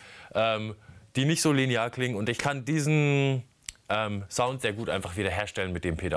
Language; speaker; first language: German; native; German